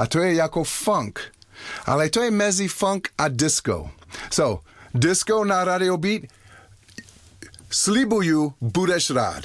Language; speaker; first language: Czech; non-native, learner; English